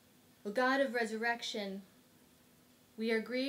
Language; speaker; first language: English; native; English